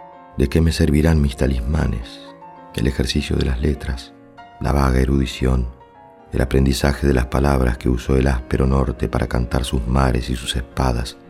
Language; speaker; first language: Spanish; native; Spanish